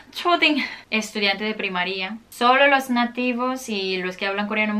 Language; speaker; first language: Spanish; non-native, fluent; Korean